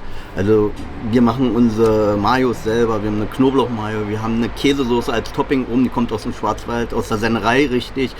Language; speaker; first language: German; native; German